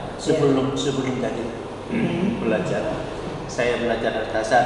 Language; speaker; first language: Indonesian; non-native, learner; Korean